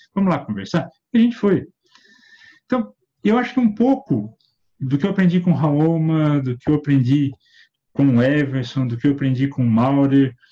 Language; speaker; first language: Portuguese; native; Portuguese